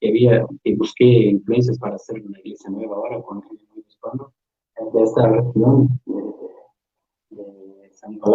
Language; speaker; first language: Spanish; non-native, learner; Portuguese